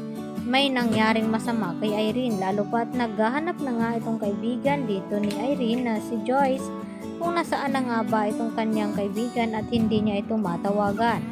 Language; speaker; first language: Filipino; native; Filipino